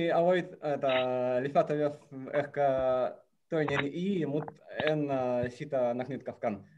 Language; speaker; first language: Finnish; non-native, fluent; Turkish